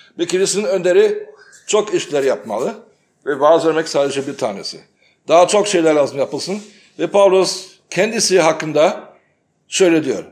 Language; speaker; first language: Turkish; native; Turkish